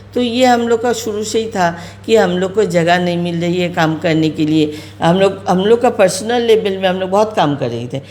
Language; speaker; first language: Hindi; native; Hindi